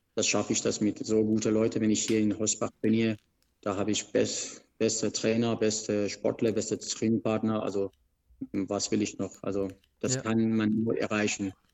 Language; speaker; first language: German; non-native, fluent; Persian